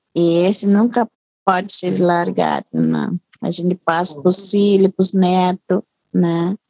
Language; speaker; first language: Portuguese; non-native, local second language; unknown